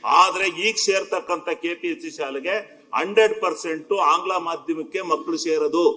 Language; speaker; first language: Kannada; native; Kannada